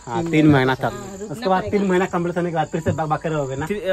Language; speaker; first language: Hindi; non-native, local second language; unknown